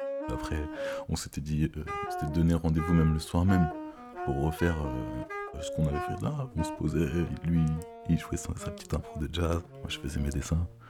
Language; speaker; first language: French; native; French